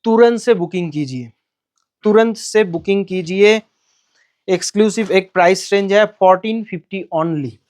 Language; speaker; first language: Hindi; non-native, local second language; Bangla